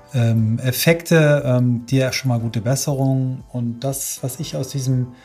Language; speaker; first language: German; native; German